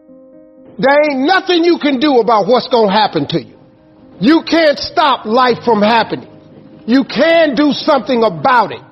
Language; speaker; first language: English; native; English